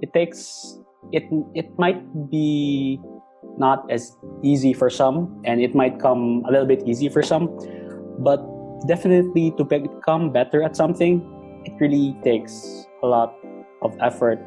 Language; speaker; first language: English; non-native, local second language; Cebuano